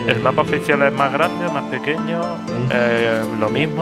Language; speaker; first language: Spanish; native; Spanish